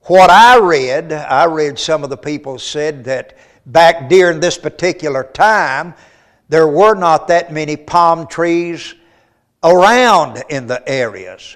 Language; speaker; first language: English; native; English